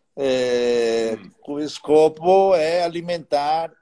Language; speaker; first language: Portuguese; non-native, fluent; Italian